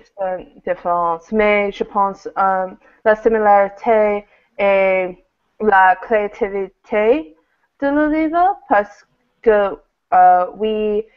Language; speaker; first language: French; non-native, learner; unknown